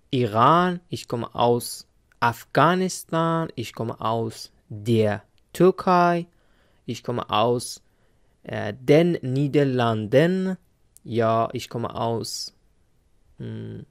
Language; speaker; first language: German; non-native, fluent; Persian